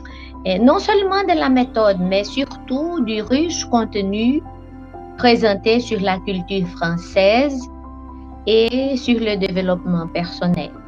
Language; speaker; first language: French; non-native, learner; Portuguese